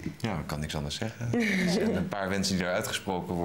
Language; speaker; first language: Dutch; native; Dutch